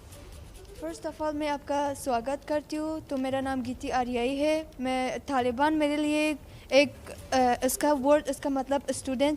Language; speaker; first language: Hindi; non-native, learner; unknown